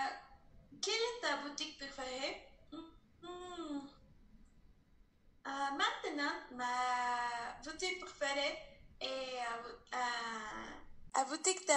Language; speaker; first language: French; non-native, learner; Spanish